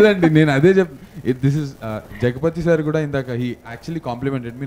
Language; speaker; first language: Telugu; native; Telugu